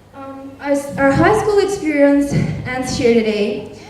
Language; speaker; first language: English; non-native, fluent; Albanian